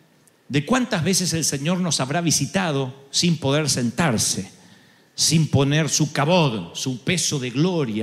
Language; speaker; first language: Spanish; native; Spanish